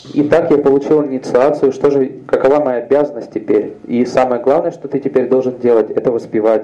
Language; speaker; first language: Russian; native; Russian